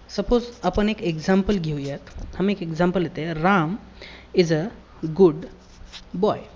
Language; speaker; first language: Hindi; non-native, local second language; Marathi